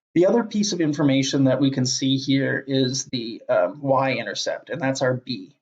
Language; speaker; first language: English; native; English